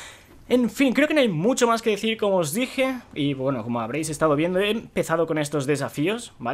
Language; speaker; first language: Spanish; native; Spanish